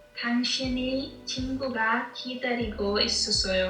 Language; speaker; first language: Korean; non-native, learner; Icelandic